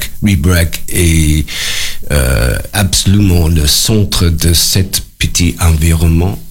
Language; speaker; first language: French; non-native, learner; English